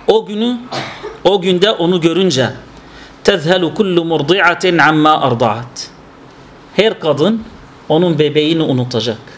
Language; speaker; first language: Turkish; non-native, fluent; Arabic